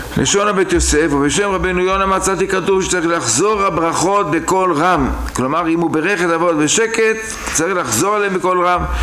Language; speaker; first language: Hebrew; native; Hebrew